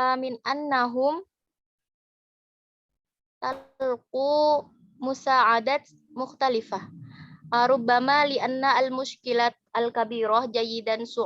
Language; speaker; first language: Arabic; non-native, learner; Indonesian